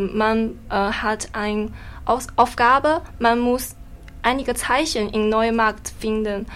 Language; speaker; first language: German; non-native, learner; Chinese